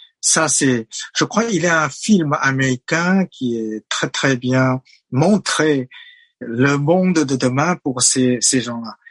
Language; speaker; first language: French; non-native, fluent; Chinese